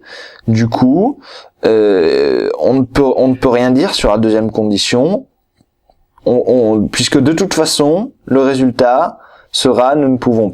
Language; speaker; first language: French; native; French